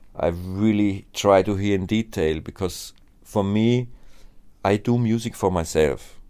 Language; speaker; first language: English; non-native, fluent; German